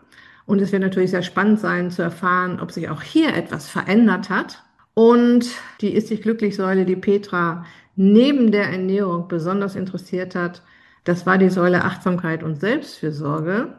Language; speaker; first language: German; native; German